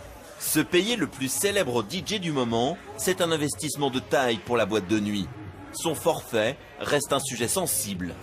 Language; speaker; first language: French; native; French